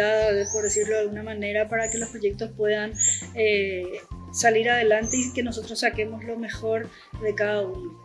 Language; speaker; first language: Spanish; native; Spanish